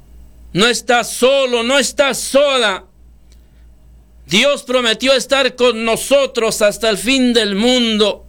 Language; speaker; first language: Spanish; native; Spanish